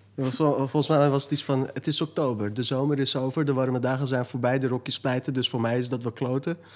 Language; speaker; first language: Dutch; early bilingual, other home language; Turkish